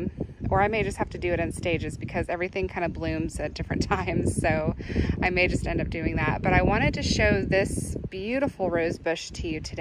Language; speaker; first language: English; native; English